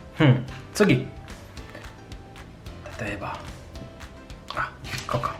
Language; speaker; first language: Japanese; non-native, fluent; Polish